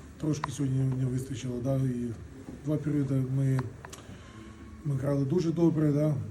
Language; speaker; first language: Ukrainian; non-native, local second language; Russian